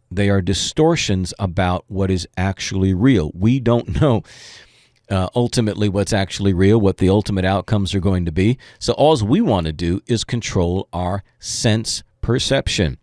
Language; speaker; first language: English; native; English